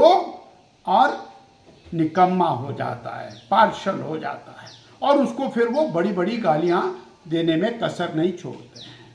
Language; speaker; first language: Hindi; native; Hindi